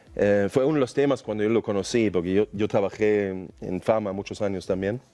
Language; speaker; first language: Spanish; non-native, fluent; German